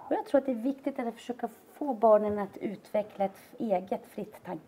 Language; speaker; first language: Swedish; native; Swedish